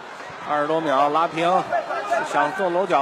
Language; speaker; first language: Chinese; native; Chinese